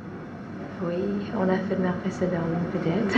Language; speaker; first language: French; non-native, fluent; English